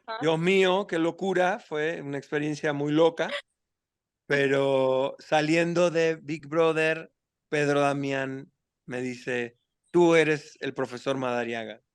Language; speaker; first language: Spanish; native; Spanish